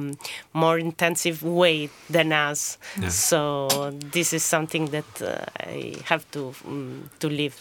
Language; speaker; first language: English; non-native, fluent; Italian